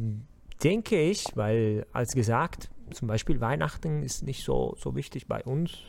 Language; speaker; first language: German; non-native, learner; Spanish